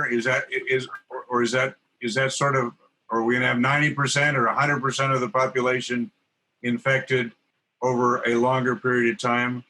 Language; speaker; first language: English; native; English